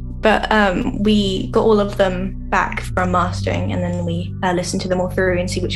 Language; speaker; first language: English; native; English